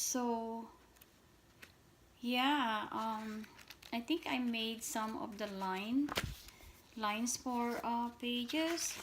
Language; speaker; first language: English; non-native, fluent; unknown